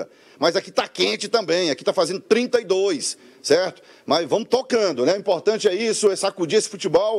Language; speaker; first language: Portuguese; native; Portuguese